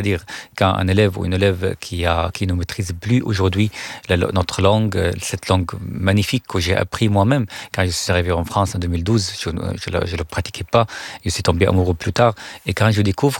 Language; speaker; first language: French; non-native, fluent; Arabic